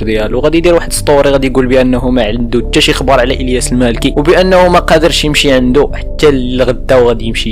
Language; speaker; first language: Arabic; native; Arabic